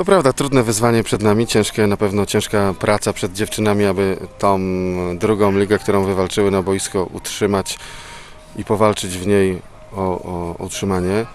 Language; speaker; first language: Polish; native; Polish